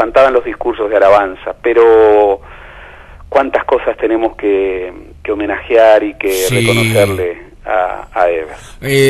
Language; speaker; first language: Spanish; native; Spanish